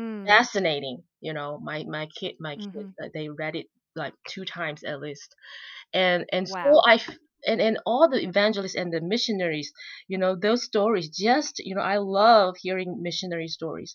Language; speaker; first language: English; non-native, local second language; Chinese